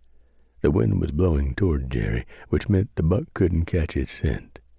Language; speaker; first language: English; native; English